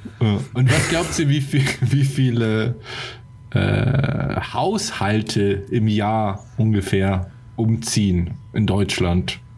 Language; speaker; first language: German; early bilingual, other home language; Polish